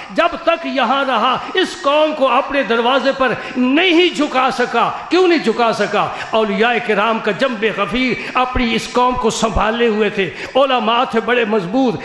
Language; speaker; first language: Urdu; non-native, local second language; Punjabi